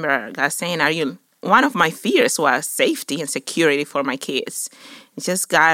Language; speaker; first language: English; non-native, fluent; Spanish